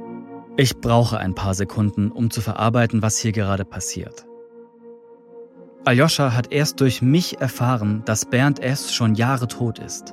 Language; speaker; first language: German; native; German